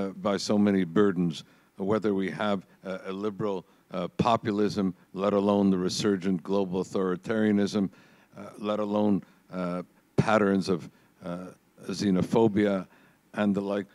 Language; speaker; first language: English; native; English